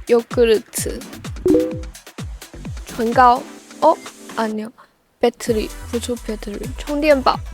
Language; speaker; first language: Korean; non-native, learner; Chinese